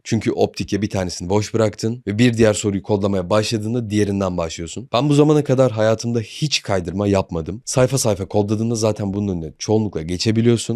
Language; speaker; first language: Turkish; native; Turkish